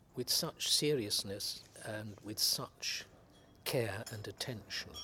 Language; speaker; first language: English; native; English